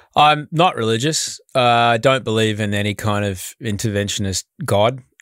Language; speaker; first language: English; native; English